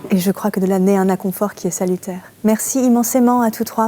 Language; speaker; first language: French; native; French